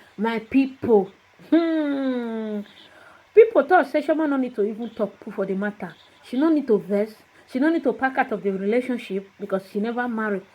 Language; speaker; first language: Nigerian Pidgin; non-native, local second language; Igbo